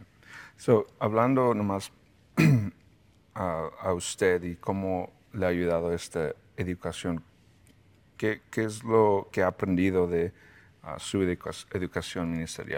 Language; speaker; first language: Spanish; early bilingual, heritage; Spanish